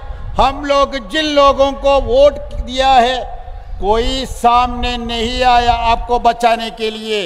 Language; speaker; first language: Hindi; non-native, local second language; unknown